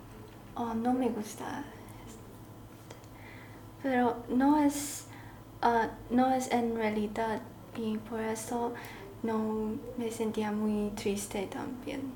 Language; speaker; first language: Spanish; non-native, learner; Chinese